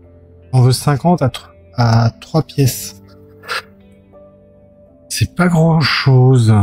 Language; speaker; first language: French; native; French